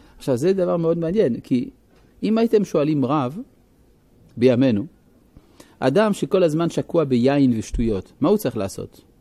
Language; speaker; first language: Hebrew; non-native, fluent; French